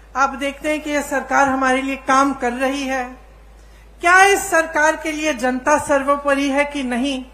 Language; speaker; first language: Hindi; native; Hindi